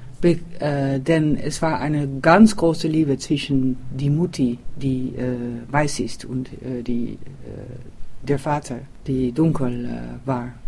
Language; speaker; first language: German; non-native, learner; Dutch